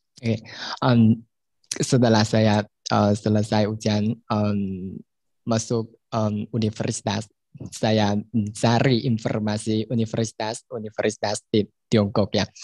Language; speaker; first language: Indonesian; non-native, learner; Chinese